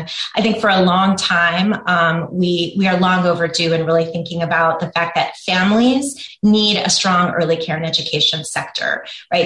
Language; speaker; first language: English; native; English